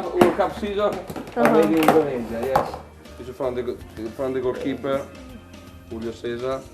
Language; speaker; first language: English; non-native, learner; Italian